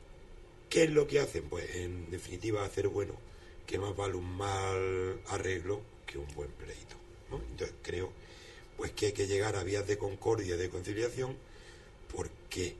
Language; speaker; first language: Spanish; native; Spanish